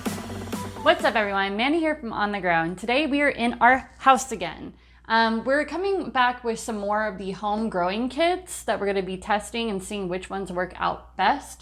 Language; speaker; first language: English; native; English